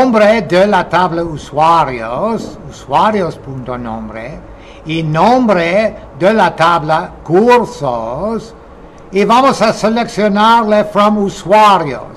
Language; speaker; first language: Spanish; non-native, fluent; English